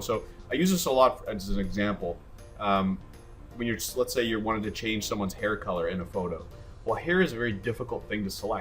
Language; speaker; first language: English; native; English